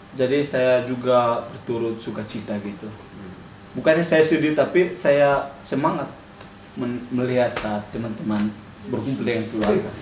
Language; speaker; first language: Indonesian; non-native, fluent; Tetum